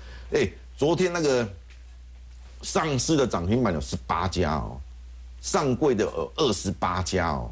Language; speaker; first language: Chinese; native; Chinese